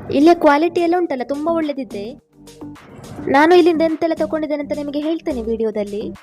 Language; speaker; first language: Kannada; native; Kannada